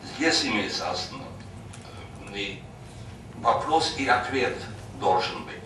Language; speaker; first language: Russian; non-native, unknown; Hungarian